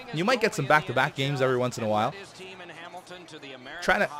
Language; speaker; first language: English; native; English